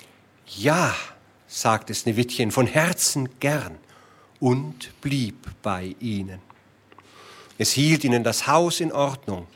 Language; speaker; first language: German; native; German